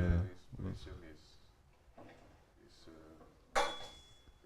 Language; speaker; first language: English; non-native, learner; Wolof